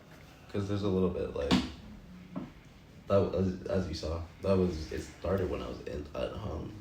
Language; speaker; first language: English; native; English